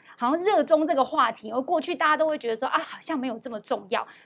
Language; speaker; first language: Chinese; native; Chinese